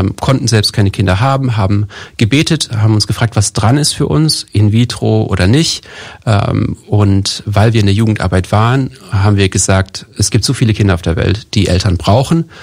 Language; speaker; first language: German; native; German